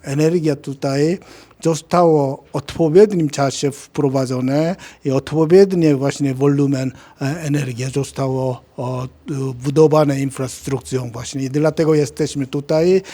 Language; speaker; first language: Polish; non-native, learner; Korean